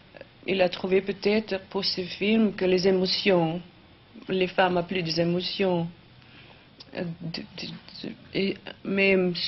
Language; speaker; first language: French; non-native, fluent; Swedish